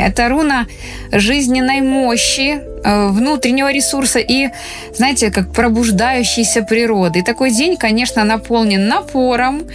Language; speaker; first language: Russian; native; Russian